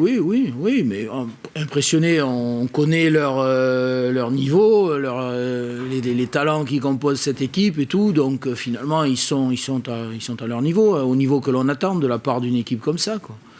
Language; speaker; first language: French; native; French